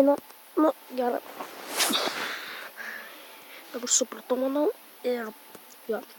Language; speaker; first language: Lithuanian; native; Lithuanian